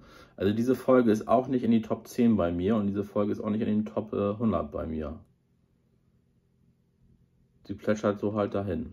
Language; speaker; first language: German; native; German